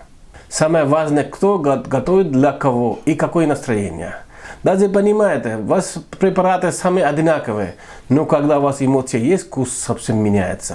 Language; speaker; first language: Russian; non-native, learner; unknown